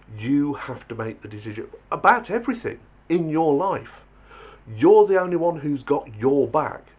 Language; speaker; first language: English; native; English